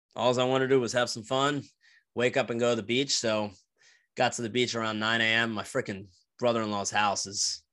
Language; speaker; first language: English; native; English